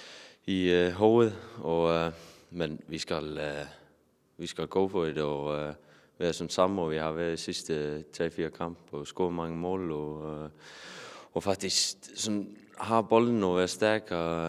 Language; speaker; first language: Danish; non-native, fluent; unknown